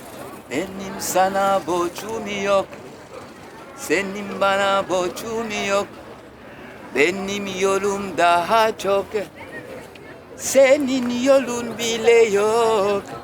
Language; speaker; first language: Turkish; non-native, learner; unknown